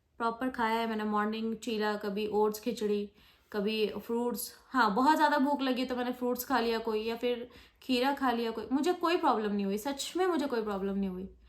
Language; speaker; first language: Hindi; non-native, local second language; Bangla